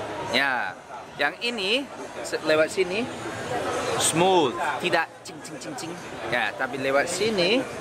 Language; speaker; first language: Indonesian; non-native, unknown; English